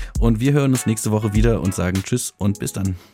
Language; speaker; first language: German; native; German